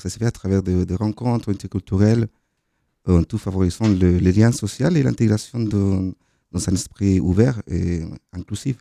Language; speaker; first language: French; non-native, fluent; Spanish